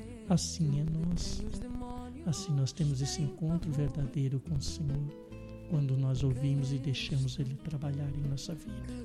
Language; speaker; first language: Portuguese; native; Portuguese